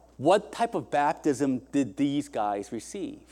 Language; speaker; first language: English; early bilingual, other home language; Korean